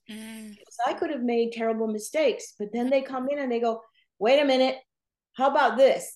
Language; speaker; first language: English; non-native, fluent; Spanish